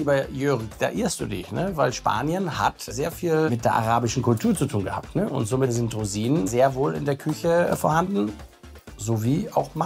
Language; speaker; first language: German; native; German